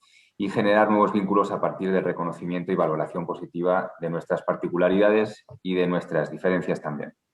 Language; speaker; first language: Spanish; native; Spanish